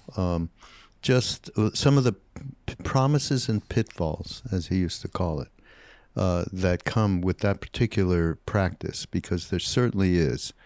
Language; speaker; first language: English; native; English